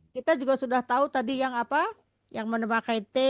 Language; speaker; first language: Indonesian; native; Indonesian